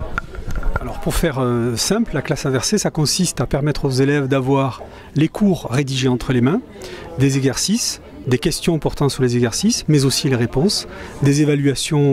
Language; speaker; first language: French; native; French